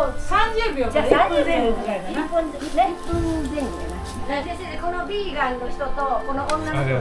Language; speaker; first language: Japanese; native; Japanese